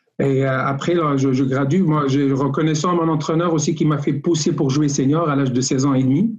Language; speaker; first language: French; non-native, local second language; Arabic